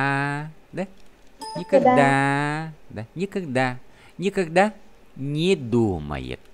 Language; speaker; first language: Russian; non-native, fluent; Vietnamese